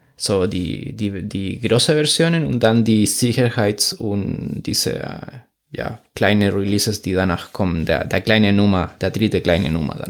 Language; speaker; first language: German; non-native, fluent; Spanish